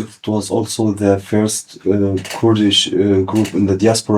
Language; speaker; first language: English; early bilingual, other home language; Kurdish